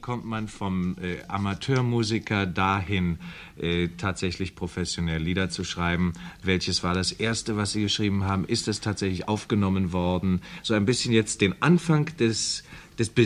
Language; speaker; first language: German; native; German